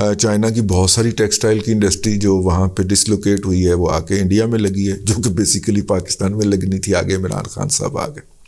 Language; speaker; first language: Urdu; native; Urdu